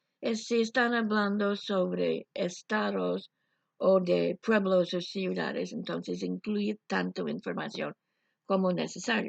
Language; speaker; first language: Spanish; non-native, fluent; English